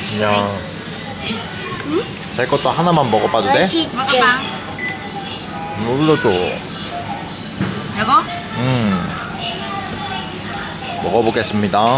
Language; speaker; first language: Korean; native; Korean